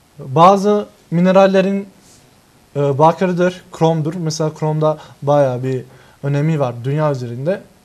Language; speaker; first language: Turkish; non-native, fluent; Albanian